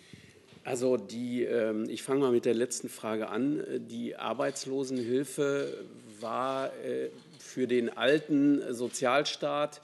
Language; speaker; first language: German; native; German